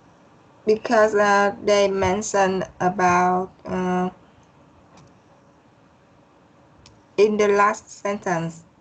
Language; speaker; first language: English; non-native, learner; Vietnamese